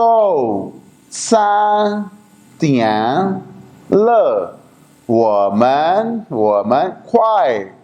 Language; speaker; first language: Chinese; non-native, fluent; Urdu